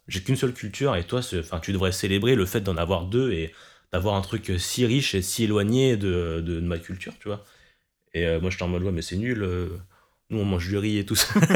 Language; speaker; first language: French; early bilingual, other home language; Cantonese